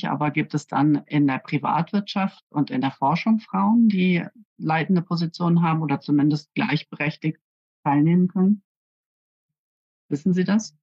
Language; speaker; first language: German; native; German